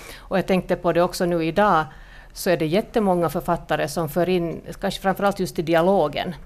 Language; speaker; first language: Swedish; native; Swedish